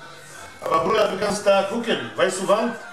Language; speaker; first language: German; non-native, learner; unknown